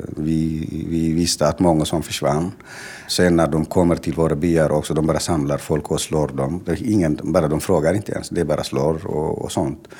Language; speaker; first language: Swedish; non-native, fluent; Tigrinya